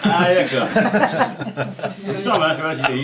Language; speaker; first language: French; native; French